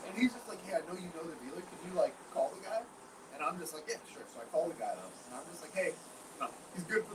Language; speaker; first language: English; native; English